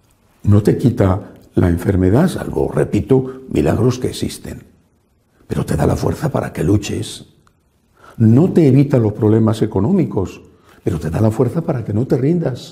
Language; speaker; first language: Spanish; native; Spanish